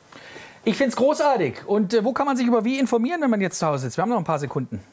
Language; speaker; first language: German; native; German